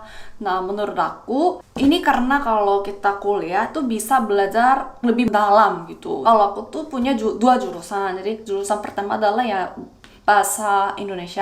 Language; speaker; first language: Indonesian; non-native, fluent; Korean